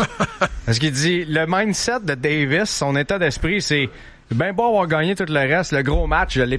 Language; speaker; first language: French; native; French